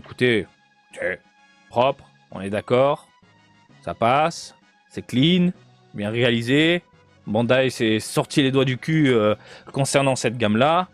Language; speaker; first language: French; native; French